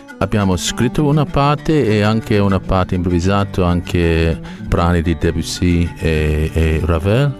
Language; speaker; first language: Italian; non-native, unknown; English